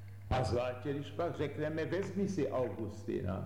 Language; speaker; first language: Czech; native; Czech